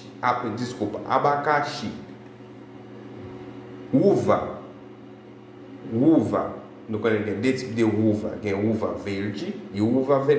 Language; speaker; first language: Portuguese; non-native, fluent; Haitian Creole